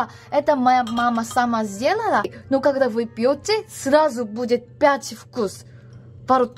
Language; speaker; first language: Russian; non-native, fluent; Korean